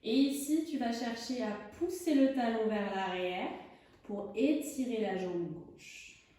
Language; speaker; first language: French; native; French